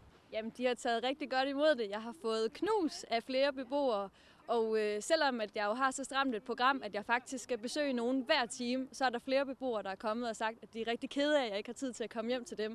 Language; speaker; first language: Danish; native; Danish